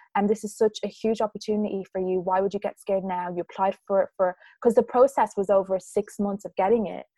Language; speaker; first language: English; native; English